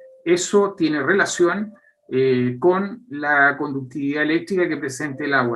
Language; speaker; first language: Spanish; native; Spanish